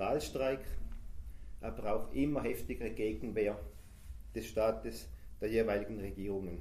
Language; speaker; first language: German; native; German